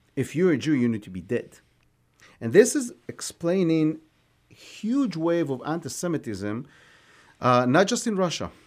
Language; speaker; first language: English; non-native, fluent; Hebrew